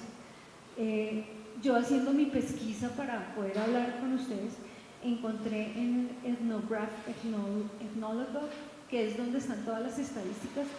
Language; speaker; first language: Spanish; native; Spanish